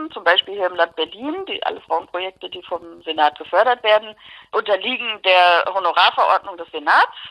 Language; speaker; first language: German; native; German